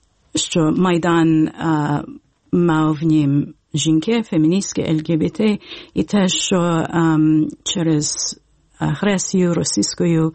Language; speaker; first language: Ukrainian; early bilingual, heritage; Ukrainian